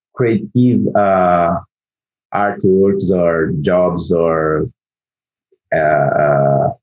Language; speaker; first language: English; non-native, learner; Portuguese